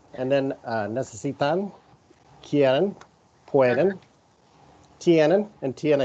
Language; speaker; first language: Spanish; non-native, learner; English